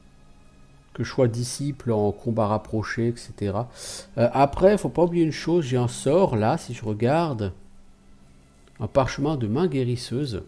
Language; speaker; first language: French; native; French